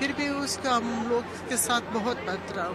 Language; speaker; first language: Hindi; non-native, learner; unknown